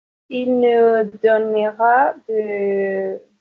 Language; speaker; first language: French; non-native, learner; Spanish